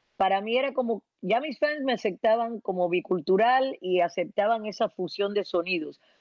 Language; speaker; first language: Spanish; early bilingual, heritage; Spanish